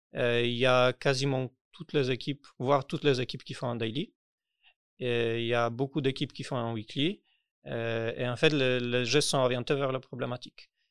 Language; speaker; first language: French; non-native, fluent; Polish